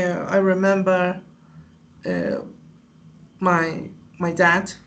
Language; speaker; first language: English; non-native, learner; Spanish